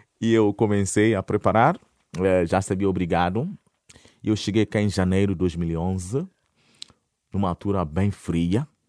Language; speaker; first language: Portuguese; non-native, fluent; Akan